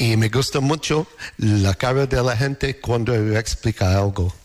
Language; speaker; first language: Spanish; non-native, learner; English